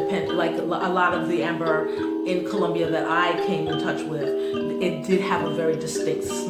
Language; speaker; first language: English; native; English